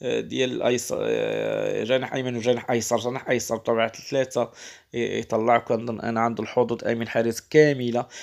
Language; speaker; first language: Arabic; native; Arabic